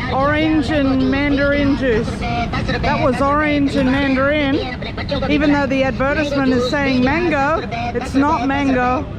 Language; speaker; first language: English; native; English